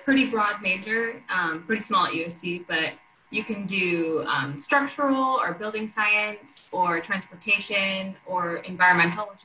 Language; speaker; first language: English; native; English